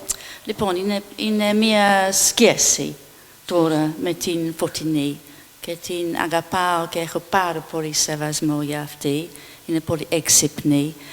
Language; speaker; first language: Greek; non-native, fluent; English